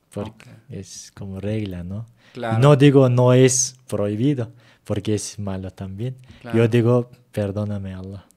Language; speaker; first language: Spanish; non-native, fluent; Turkish